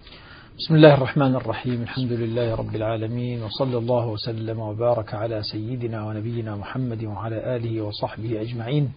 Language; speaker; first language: Arabic; native; Arabic